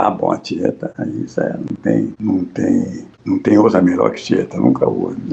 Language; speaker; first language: Portuguese; native; Portuguese